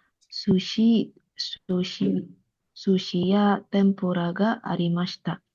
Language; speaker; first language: Japanese; non-native, learner; Indonesian